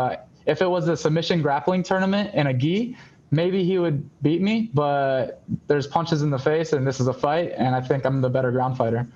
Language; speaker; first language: English; native; English